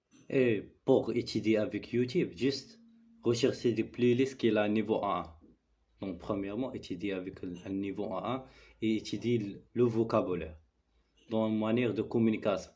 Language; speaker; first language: French; non-native, learner; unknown